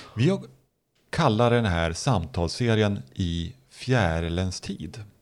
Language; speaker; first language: Swedish; native; Swedish